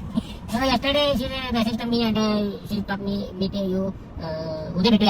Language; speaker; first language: English; non-native, learner; Marathi